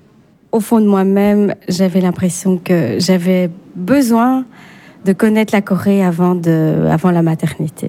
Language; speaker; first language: French; native; French